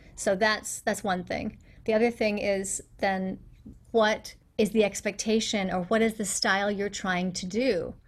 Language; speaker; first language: English; native; English